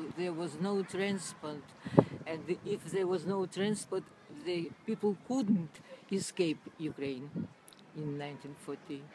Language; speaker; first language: English; non-native, fluent; Russian